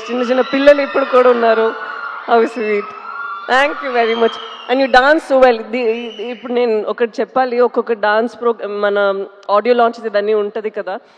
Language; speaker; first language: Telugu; non-native, fluent; Tamil